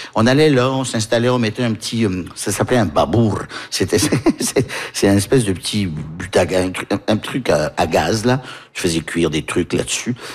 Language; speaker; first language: French; early bilingual, heritage; French